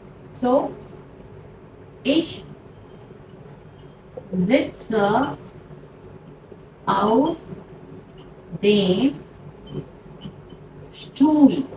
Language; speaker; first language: German; non-native, fluent; Hindi